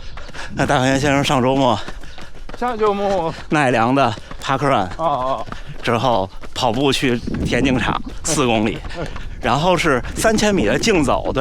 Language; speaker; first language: Chinese; native; Chinese